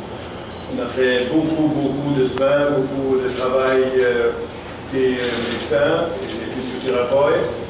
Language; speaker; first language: French; non-native, fluent; German